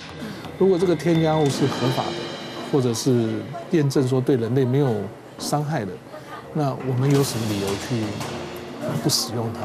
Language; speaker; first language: Chinese; native; Chinese